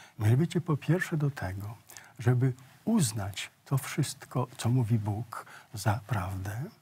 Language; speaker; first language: Polish; native; Polish